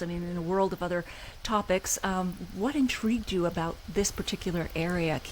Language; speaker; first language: English; native; English